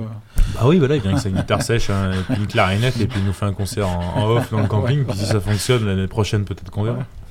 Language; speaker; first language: French; native; French